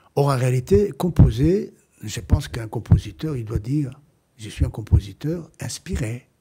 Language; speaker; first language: French; non-native, fluent; Greek